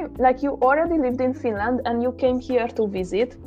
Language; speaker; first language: English; non-native, fluent; Hungarian